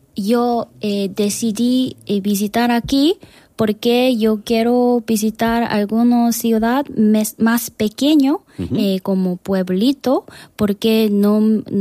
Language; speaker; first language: Spanish; non-native, learner; Korean